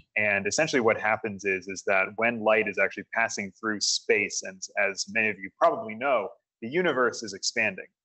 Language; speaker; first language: English; native; English